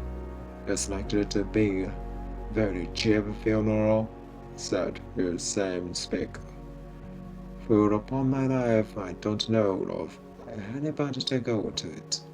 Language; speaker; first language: English; non-native, fluent; Japanese